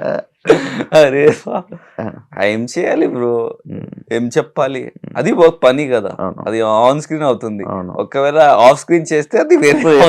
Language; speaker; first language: Telugu; non-native, learner; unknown